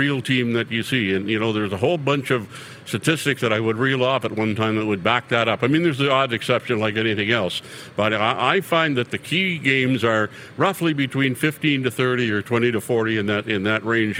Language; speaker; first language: English; native; English